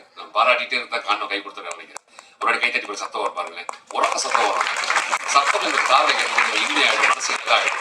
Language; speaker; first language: Tamil; native; Tamil